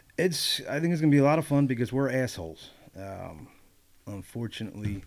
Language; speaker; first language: English; native; English